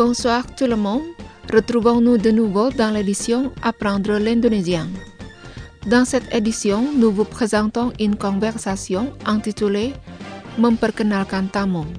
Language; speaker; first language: French; non-native, fluent; Indonesian